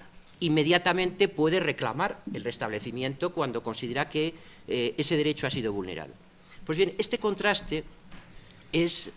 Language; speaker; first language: Spanish; native; Spanish